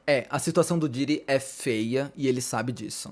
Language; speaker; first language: Portuguese; native; Portuguese